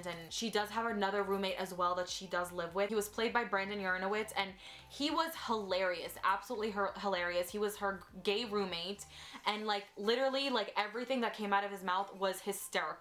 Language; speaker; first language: English; native; English